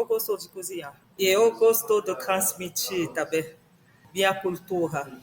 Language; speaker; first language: Portuguese; non-native, fluent; French